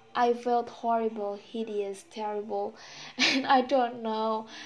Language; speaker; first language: English; non-native, learner; Indonesian